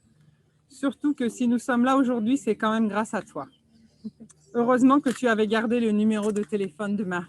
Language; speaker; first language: French; native; French